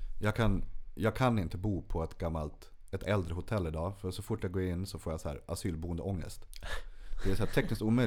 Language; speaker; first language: Swedish; native; Swedish